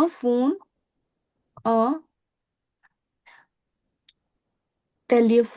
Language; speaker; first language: French; non-native, learner; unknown